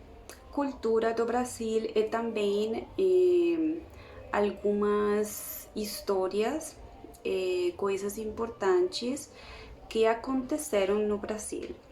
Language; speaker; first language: Portuguese; non-native, learner; Spanish